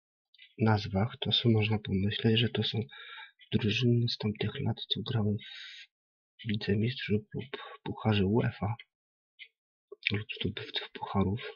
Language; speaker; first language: Polish; native; Polish